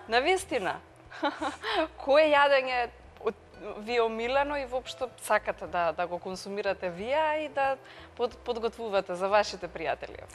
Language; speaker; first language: Macedonian; native; Macedonian